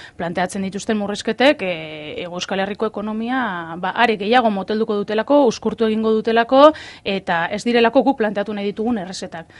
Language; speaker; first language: Basque; native; Basque